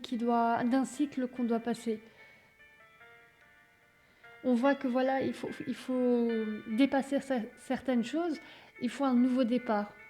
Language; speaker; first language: French; native; French